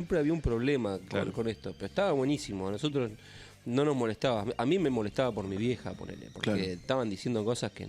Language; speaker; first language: Spanish; native; Spanish